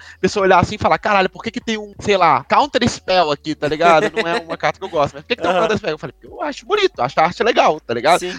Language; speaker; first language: Portuguese; native; Portuguese